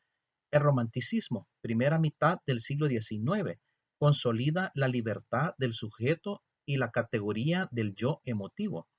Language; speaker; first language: Spanish; native; Spanish